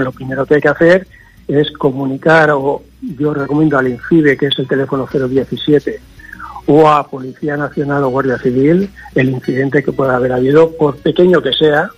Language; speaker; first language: Spanish; native; Spanish